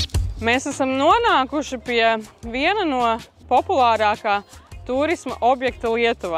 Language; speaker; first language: Latvian; native; Latvian